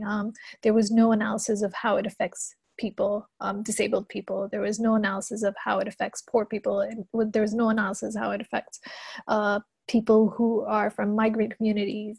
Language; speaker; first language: English; non-native, local second language; Urdu